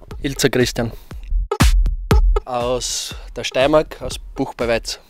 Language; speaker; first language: German; native; German